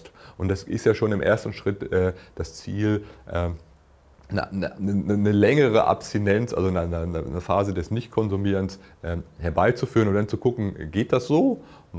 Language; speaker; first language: German; native; German